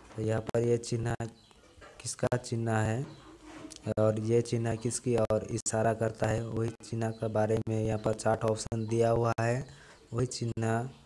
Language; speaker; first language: Hindi; non-native, local second language; Bangla